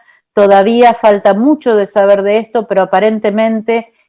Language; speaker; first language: Spanish; native; Spanish